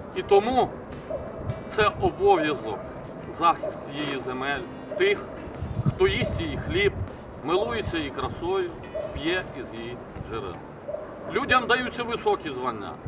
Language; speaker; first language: Ukrainian; native; Ukrainian